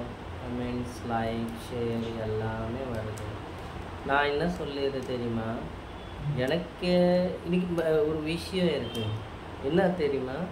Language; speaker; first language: Tamil; non-native, fluent; Hindi